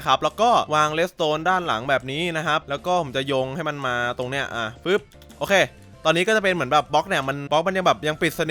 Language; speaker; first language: Thai; native; Thai